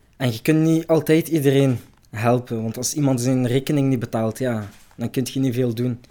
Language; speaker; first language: Dutch; early bilingual, other home language; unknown